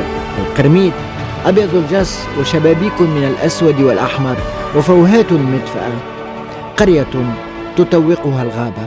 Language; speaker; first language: Arabic; native; Arabic